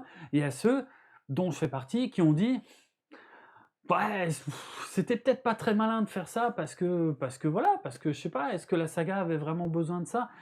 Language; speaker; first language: French; native; French